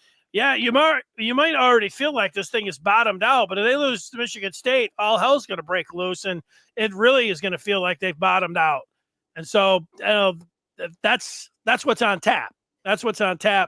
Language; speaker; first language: English; native; English